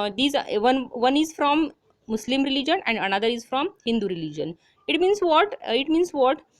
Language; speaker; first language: English; non-native, local second language; Marathi